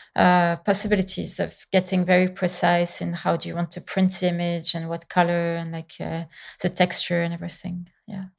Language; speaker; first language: English; non-native, fluent; French